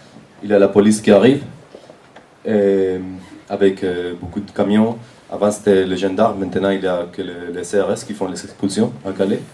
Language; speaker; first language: French; non-native, fluent; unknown